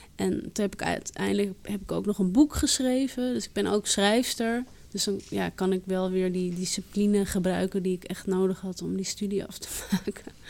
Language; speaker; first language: Dutch; early bilingual, other home language; Arabic